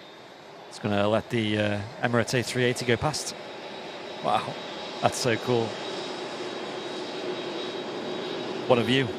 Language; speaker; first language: English; native; English